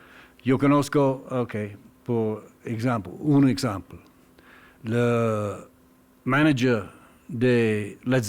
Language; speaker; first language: Spanish; non-native, learner; English